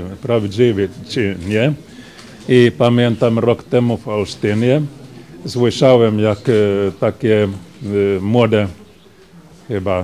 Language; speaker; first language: Polish; non-native, learner; Finnish